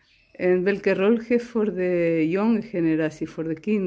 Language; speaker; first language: Dutch; non-native, learner; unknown